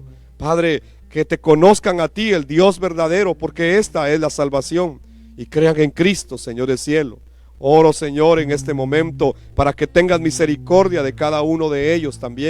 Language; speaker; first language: Spanish; native; Spanish